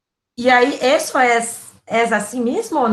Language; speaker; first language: Spanish; non-native, learner; Portuguese